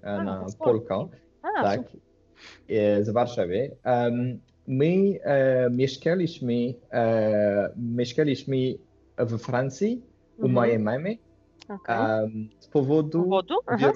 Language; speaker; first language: Polish; non-native, learner; French